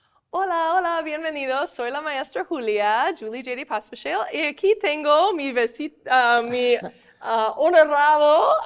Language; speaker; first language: Spanish; non-native, fluent; English